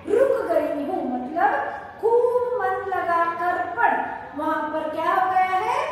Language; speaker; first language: Hindi; non-native, local second language; Kannada